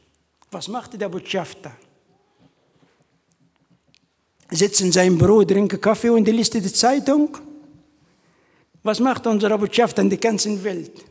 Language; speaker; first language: German; non-native, fluent; Arabic